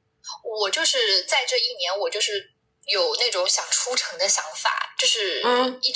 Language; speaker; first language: Chinese; native; Chinese